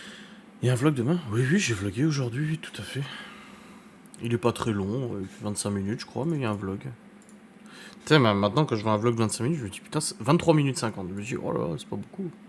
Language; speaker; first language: French; native; French